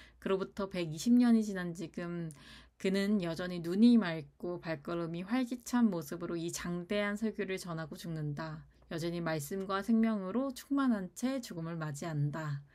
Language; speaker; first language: Korean; native; Korean